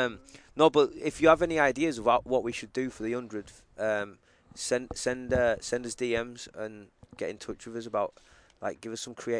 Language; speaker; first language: English; native; English